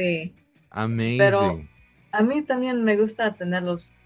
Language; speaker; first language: Spanish; early bilingual, heritage; Spanish